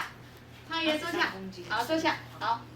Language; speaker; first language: Chinese; native; Chinese